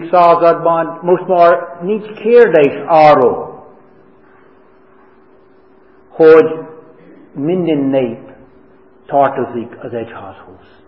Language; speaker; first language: Hungarian; non-native, fluent; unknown